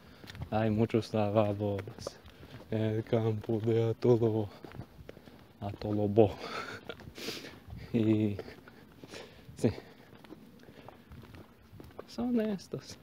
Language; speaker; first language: Spanish; non-native, learner; Bulgarian